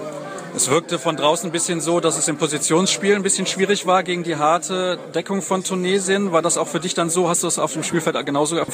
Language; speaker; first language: German; native; German